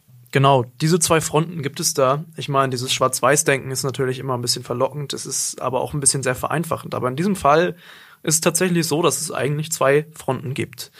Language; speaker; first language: German; native; German